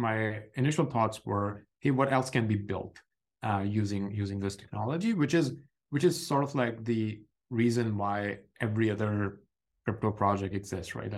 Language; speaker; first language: English; non-native, local second language; Urdu